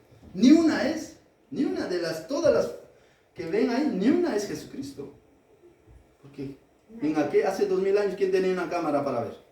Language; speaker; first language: Spanish; native; Spanish